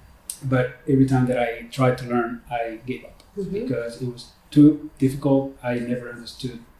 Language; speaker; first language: English; non-native, fluent; Spanish